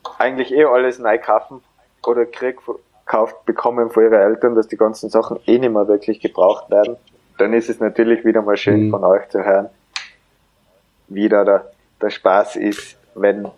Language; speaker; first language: German; native; German